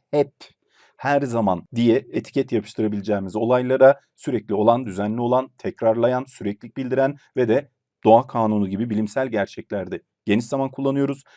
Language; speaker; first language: Turkish; native; Turkish